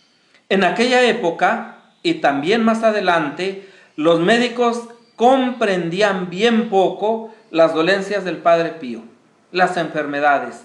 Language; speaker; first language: Spanish; native; Spanish